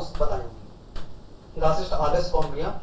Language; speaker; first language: German; non-native, learner; Hindi